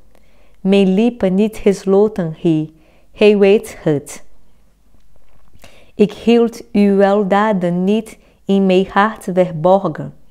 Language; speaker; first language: Dutch; non-native, fluent; Portuguese